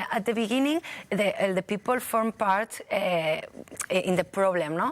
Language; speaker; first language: English; non-native, learner; Catalan